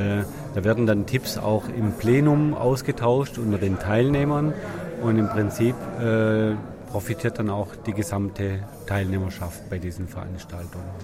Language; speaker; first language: German; native; German